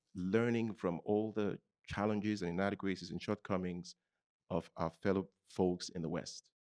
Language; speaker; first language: English; non-native, local second language; Yoruba